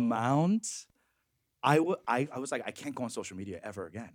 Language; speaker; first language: English; early bilingual, other home language; Korean